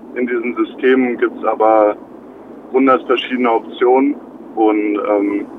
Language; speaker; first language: German; native; German